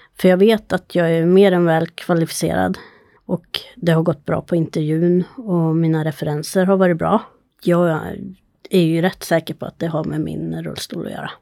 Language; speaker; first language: Swedish; native; Swedish